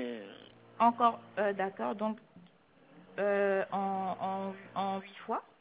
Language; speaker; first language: French; native; French